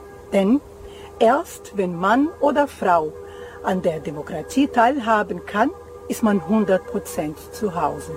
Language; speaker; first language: German; non-native, fluent; Portuguese